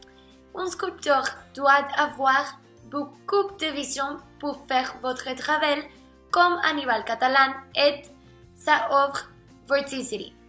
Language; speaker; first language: French; non-native, learner; Spanish